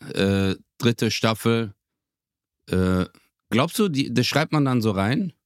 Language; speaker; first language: German; early bilingual, other home language; Turkish